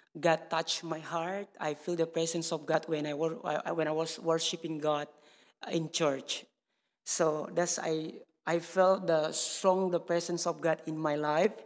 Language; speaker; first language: English; non-native, learner; Indonesian